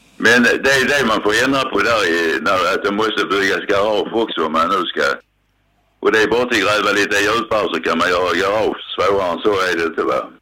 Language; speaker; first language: Swedish; native; Swedish